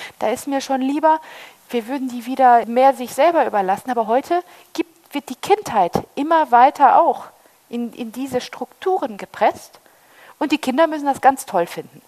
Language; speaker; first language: German; early bilingual, heritage; German